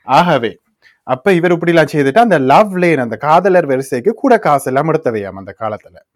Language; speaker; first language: Tamil; early bilingual, heritage; Tamil